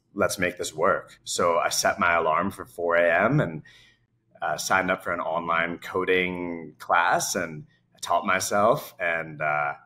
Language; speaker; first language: English; native; English